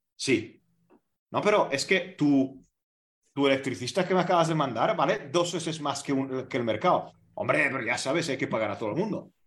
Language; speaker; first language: Spanish; non-native, fluent; Hungarian